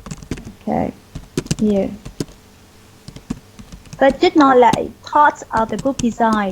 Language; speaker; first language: English; non-native, fluent; Vietnamese